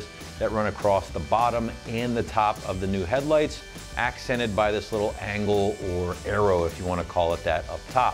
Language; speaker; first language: English; native; English